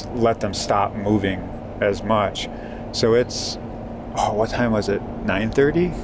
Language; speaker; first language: English; native; English